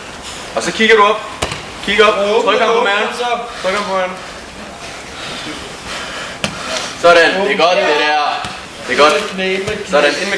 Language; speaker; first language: Danish; native; Danish